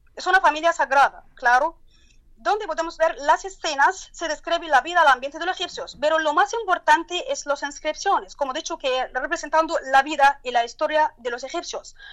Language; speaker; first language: Spanish; non-native, learner; Turkish